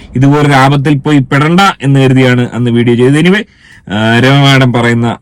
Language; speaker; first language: Malayalam; native; Malayalam